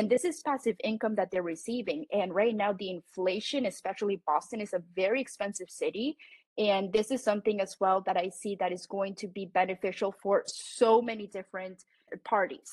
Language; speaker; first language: English; non-native, fluent; Spanish